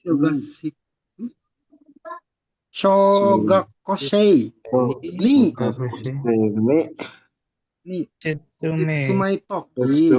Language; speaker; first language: Japanese; non-native, learner; Indonesian